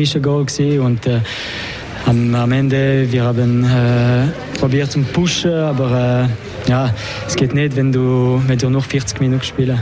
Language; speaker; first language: German; non-native, local second language; French